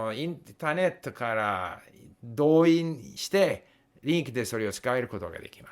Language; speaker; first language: Japanese; non-native, fluent; English